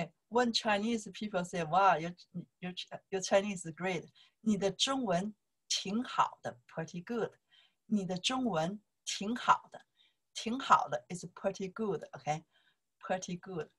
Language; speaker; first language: English; non-native, learner; Chinese